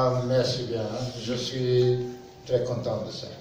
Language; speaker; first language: French; non-native, learner; Serbian